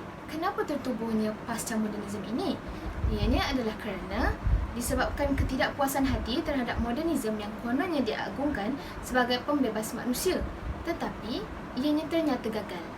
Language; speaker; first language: Malay; native; Malay